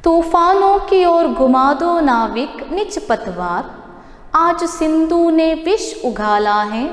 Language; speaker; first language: Hindi; non-native, local second language; Malayalam